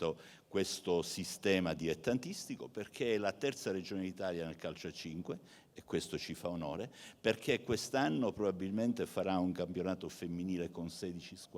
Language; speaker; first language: Italian; native; Italian